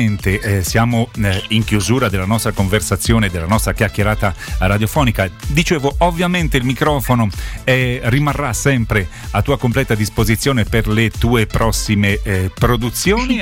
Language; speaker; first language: Italian; native; Italian